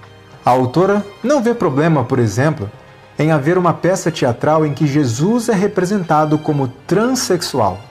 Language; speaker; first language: Portuguese; native; Portuguese